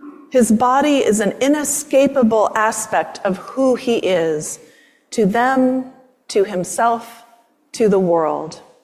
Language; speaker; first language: English; native; English